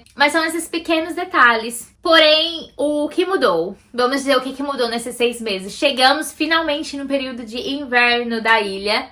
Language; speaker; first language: Portuguese; native; Portuguese